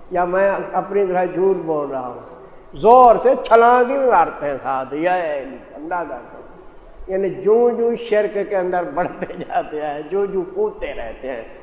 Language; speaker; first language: Urdu; native; Urdu